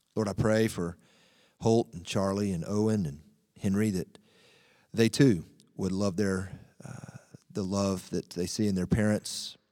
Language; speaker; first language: English; native; English